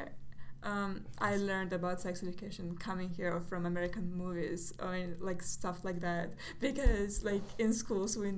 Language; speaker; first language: English; non-native, fluent; Russian